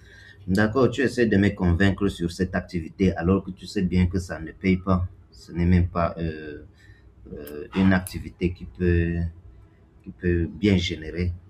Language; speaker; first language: French; non-native, fluent; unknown